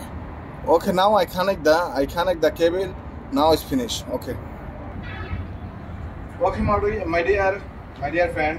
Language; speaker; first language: English; non-native, learner; Bangla